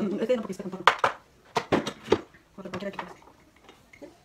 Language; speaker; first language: Spanish; native; Spanish